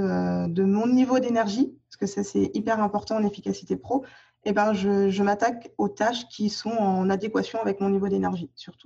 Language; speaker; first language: French; native; French